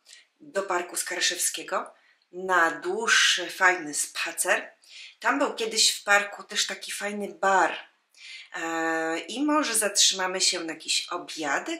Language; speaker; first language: Polish; native; Polish